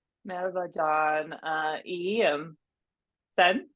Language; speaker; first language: Turkish; non-native, learner; English